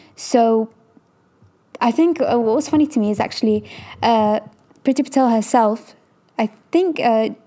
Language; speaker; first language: English; native; English